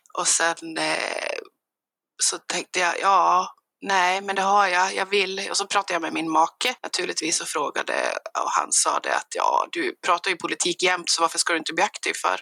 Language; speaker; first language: Swedish; native; Swedish